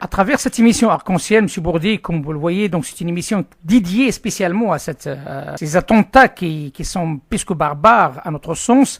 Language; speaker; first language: French; non-native, local second language; Arabic